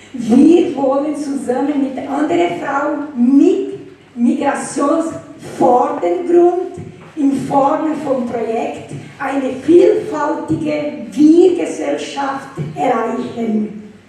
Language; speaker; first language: German; non-native, fluent; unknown